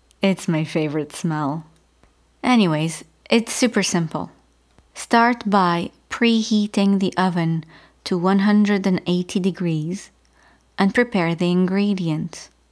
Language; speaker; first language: English; non-native, fluent; Arabic